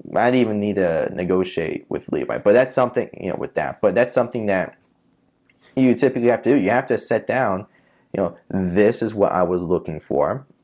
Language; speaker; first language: English; native; English